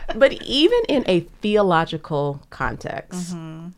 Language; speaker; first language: English; native; English